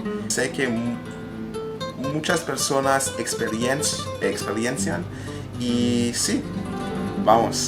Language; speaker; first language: Spanish; non-native, learner; French